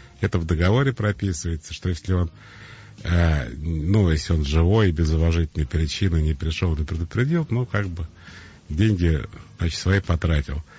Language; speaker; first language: Russian; native; Russian